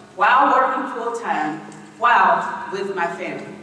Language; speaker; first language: English; native; English